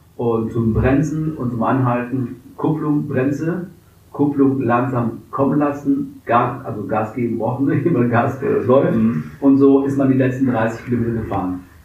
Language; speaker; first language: German; early bilingual, other home language; English